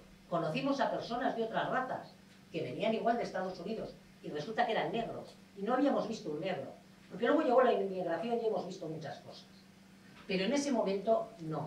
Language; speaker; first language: Spanish; native; Spanish